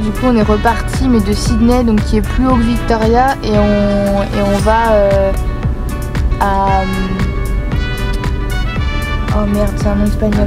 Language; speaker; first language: French; native; French